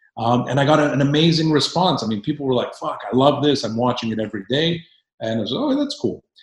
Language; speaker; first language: English; native; English